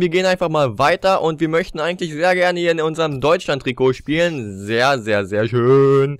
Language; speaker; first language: German; native; German